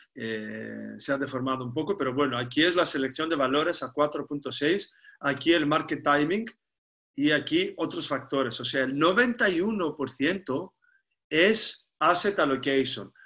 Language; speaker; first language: Spanish; non-native, fluent; Greek